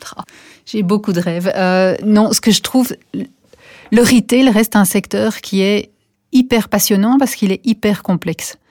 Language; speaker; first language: French; native; French